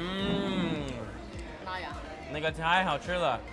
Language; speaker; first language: Chinese; non-native, learner; English